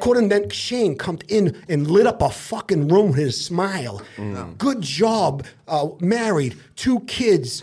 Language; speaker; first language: English; native; English